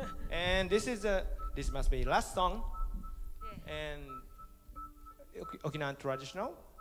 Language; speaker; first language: English; non-native, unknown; Japanese